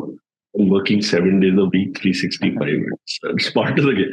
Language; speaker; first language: English; non-native, local second language; Hindi